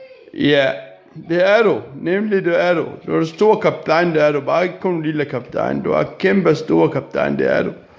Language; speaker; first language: Danish; non-native, learner; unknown